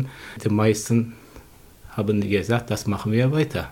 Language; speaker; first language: German; non-native, learner; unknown